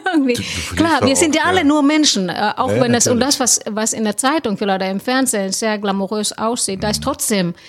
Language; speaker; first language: German; non-native, fluent; Finnish